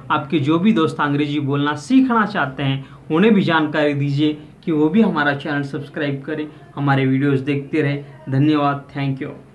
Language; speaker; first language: Hindi; non-native, local second language; Marathi